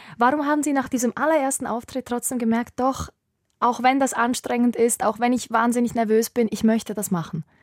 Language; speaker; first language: German; native; German